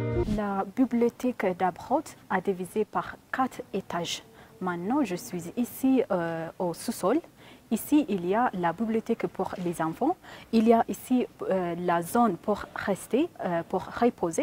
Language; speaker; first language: French; non-native, learner; Amharic